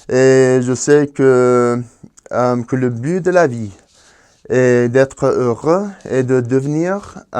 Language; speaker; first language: French; non-native, fluent; Spanish